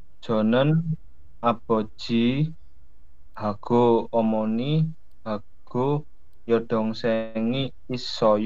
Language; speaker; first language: Korean; non-native, learner; Indonesian